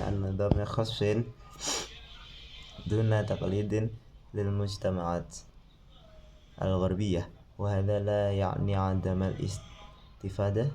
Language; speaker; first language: Arabic; non-native, learner; Indonesian